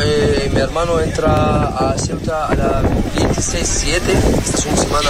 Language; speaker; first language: Spanish; non-native, learner; Arabic